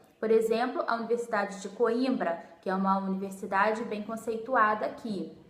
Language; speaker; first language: Portuguese; native; Portuguese